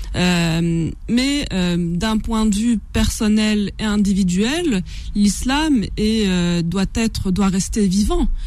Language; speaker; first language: French; non-native, local second language; Kabyle